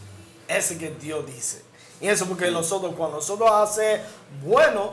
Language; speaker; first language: Spanish; non-native, learner; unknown